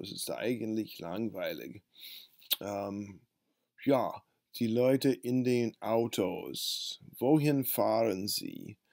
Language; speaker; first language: German; non-native, fluent; English